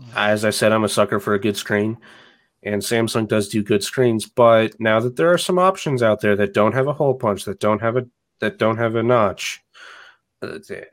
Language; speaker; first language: English; native; English